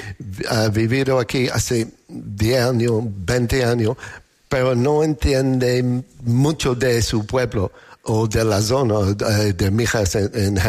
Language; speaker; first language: Spanish; non-native, learner; English